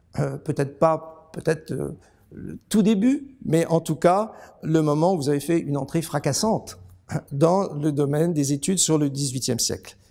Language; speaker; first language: French; native; French